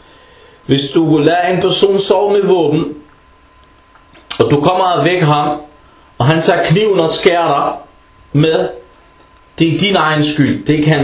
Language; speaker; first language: Danish; early bilingual, other home language; Arabic